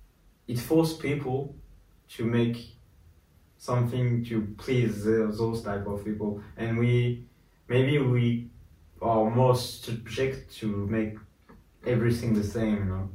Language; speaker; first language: English; non-native, learner; French